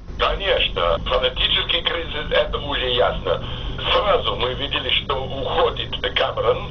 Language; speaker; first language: Russian; non-native, fluent; English